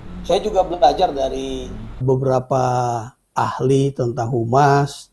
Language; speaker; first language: Indonesian; native; Indonesian